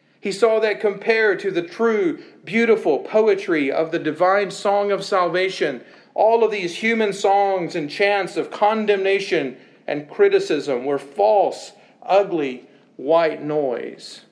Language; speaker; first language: English; native; English